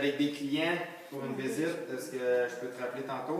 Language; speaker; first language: French; native; French